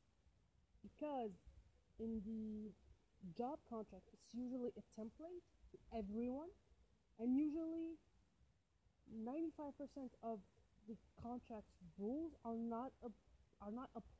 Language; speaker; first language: English; non-native, fluent; Arabic